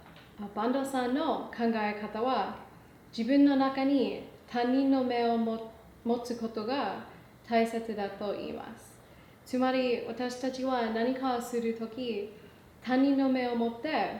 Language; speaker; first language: Japanese; non-native, learner; English